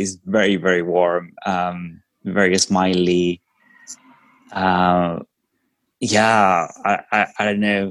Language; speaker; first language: English; non-native, fluent; Spanish